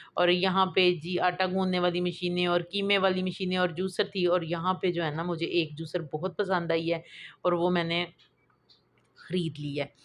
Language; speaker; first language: Urdu; non-native, local second language; Punjabi